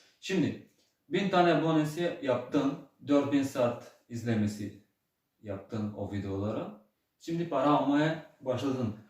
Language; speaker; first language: Turkish; early bilingual, heritage; Turkish